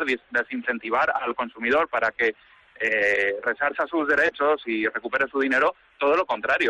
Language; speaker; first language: Spanish; native; Spanish